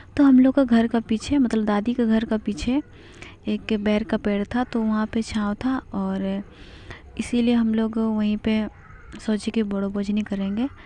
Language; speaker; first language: Hindi; non-native, local second language; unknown